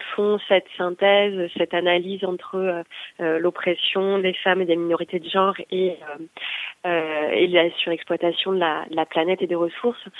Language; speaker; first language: French; native; French